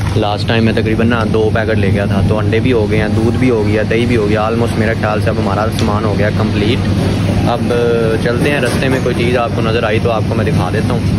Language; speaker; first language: Urdu; native; Urdu